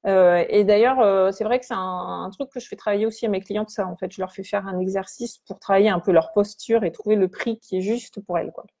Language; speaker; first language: French; native; French